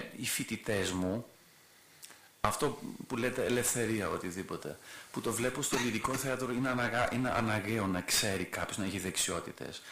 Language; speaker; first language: Greek; non-native, fluent; German